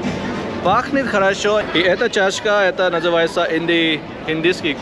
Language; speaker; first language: Russian; non-native, learner; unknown